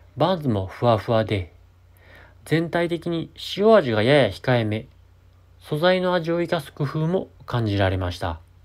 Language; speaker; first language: Japanese; native; Japanese